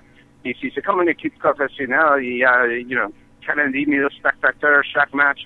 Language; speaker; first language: French; non-native, learner; English